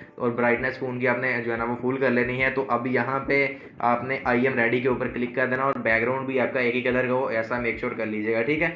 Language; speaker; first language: Urdu; non-native, local second language; Punjabi